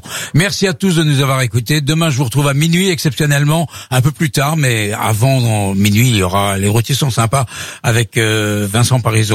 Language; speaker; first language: French; native; French